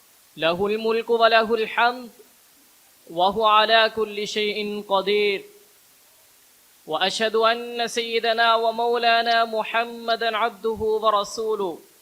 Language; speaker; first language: Arabic; non-native, learner; Urdu